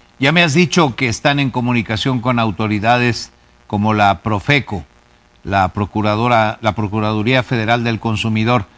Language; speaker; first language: Spanish; native; Spanish